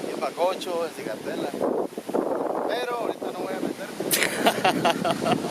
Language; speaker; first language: Spanish; native; Spanish